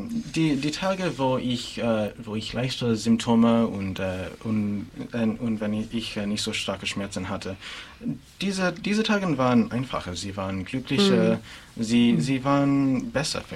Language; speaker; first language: German; non-native, fluent; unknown